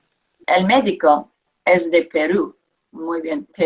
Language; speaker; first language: Spanish; non-native, fluent; English